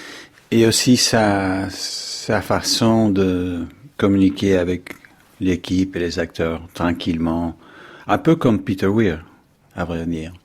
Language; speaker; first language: French; non-native, fluent; English